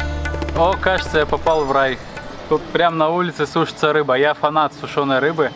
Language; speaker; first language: Russian; native; Russian